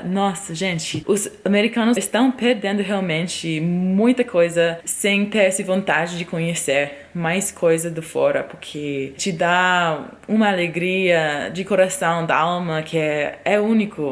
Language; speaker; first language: Portuguese; non-native, fluent; English